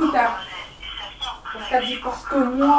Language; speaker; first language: French; native; French